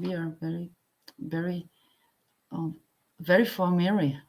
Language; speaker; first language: English; non-native, learner; Korean